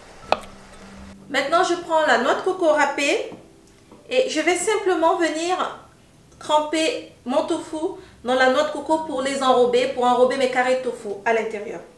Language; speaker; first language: French; native; French